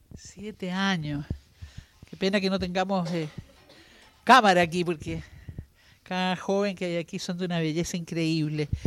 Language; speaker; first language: Spanish; native; Spanish